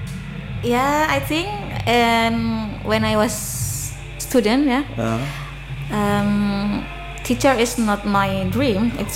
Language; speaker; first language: English; non-native, learner; Indonesian